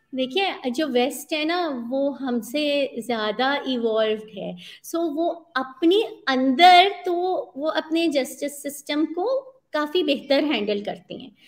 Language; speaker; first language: Urdu; native; Urdu